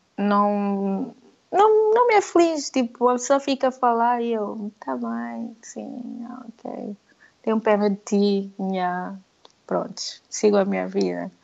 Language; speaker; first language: Portuguese; native; Portuguese